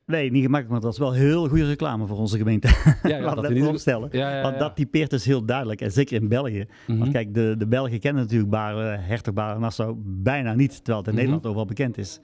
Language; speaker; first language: Dutch; native; Dutch